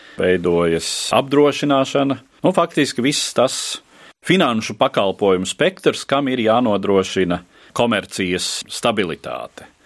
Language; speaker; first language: Latvian; native; Latvian